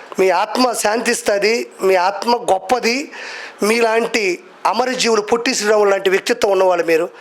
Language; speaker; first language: Telugu; native; Telugu